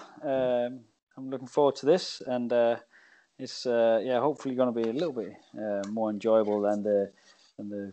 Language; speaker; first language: English; non-native, fluent; Danish